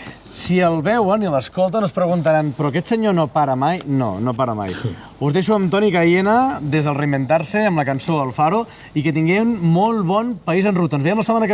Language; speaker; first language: Catalan; native; Catalan